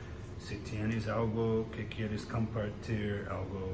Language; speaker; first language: Spanish; non-native, learner; English